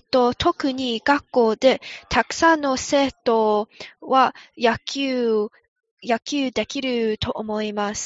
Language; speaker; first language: Japanese; non-native, learner; English